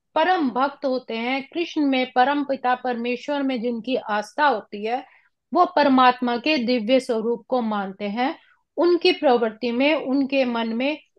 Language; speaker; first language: Hindi; non-native, local second language; Punjabi